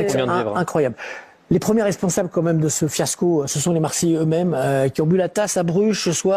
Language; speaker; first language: French; native; French